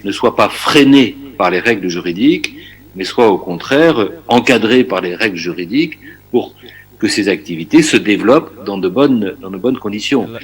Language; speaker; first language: French; native; French